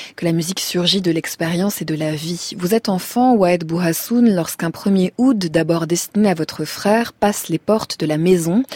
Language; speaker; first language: French; native; French